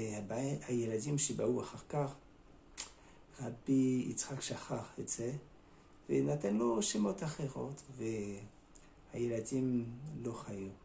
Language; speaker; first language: Hebrew; non-native, fluent; French